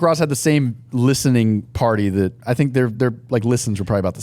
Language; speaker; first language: English; native; English